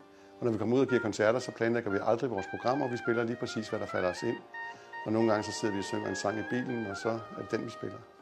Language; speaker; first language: Danish; native; Danish